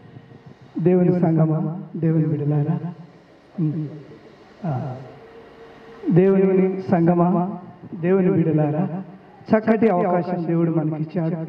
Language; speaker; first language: Telugu; native; Telugu